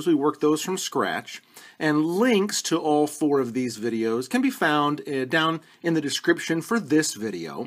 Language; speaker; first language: English; native; English